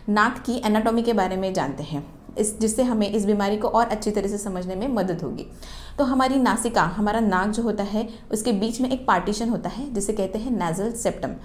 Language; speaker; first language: Hindi; non-native, local second language; Marathi